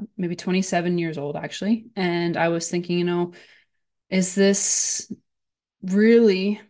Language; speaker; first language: English; native; English